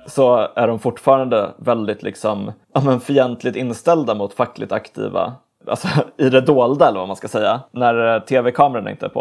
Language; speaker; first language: Swedish; native; Swedish